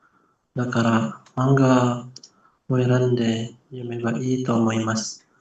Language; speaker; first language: Japanese; non-native, learner; Indonesian